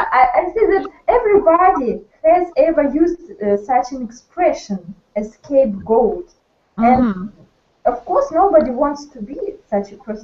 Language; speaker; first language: English; non-native, learner; Russian